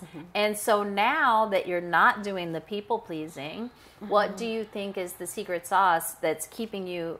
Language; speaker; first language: English; native; English